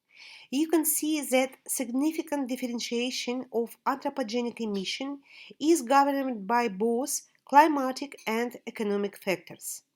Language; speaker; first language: English; non-native, fluent; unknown